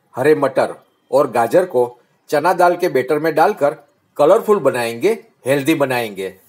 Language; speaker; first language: Hindi; non-native, local second language; Gujarati